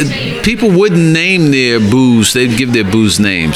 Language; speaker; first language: English; native; English